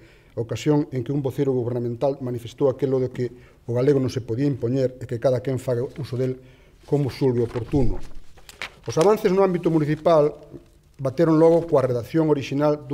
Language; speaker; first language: Galician; native; Galician